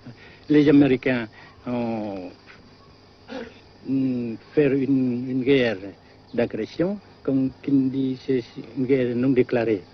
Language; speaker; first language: French; non-native, fluent; Vietnamese